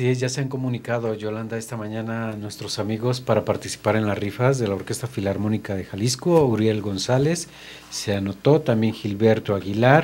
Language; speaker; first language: Spanish; native; Spanish